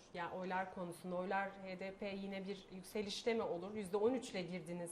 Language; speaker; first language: Turkish; native; Turkish